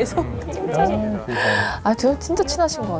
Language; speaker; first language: Korean; native; Korean